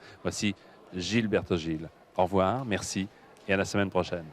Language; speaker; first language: French; native; French